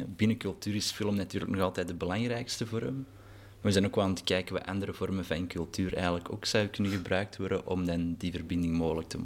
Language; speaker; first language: Dutch; native; Dutch